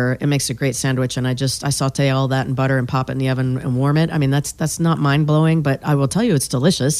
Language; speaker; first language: English; native; English